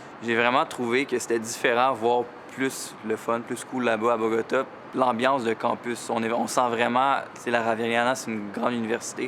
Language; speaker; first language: French; native; French